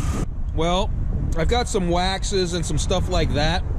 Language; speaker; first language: English; native; English